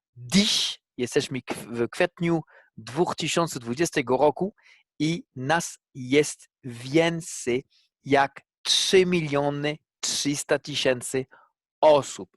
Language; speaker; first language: Polish; non-native, fluent; French